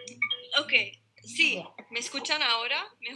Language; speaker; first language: Spanish; non-native, learner; Arabic